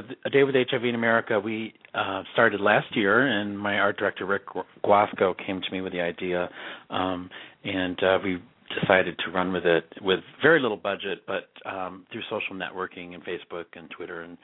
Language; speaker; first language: English; native; English